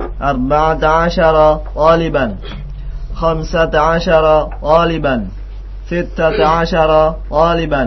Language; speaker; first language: Arabic; non-native, learner; Indonesian